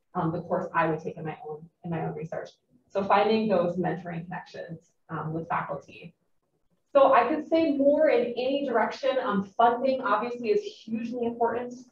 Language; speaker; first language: English; native; English